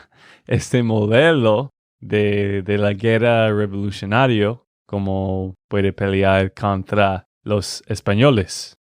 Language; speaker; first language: Spanish; non-native, fluent; English